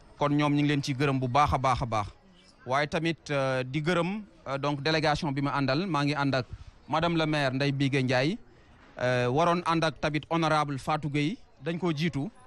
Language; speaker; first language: Wolof; native; Wolof